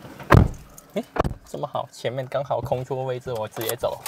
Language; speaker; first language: Chinese; native; Chinese